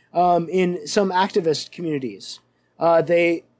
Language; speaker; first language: English; native; English